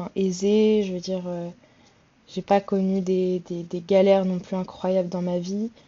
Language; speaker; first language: French; native; French